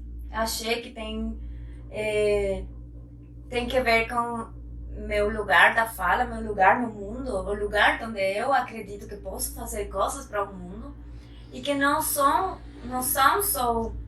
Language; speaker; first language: Portuguese; non-native, fluent; Spanish